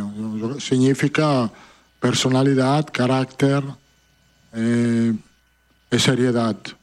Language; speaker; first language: Portuguese; non-native, fluent; Italian